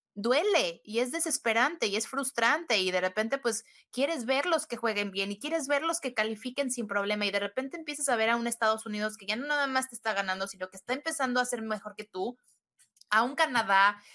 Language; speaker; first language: Spanish; native; Spanish